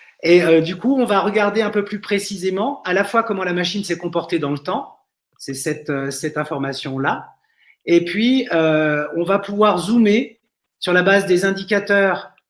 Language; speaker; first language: French; native; French